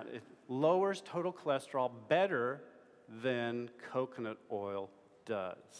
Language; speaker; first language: English; native; English